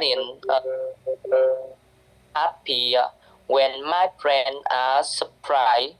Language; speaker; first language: English; non-native, learner; Vietnamese